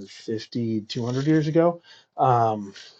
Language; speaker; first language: English; native; English